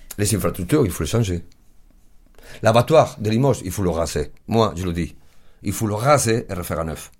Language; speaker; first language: French; non-native, fluent; Spanish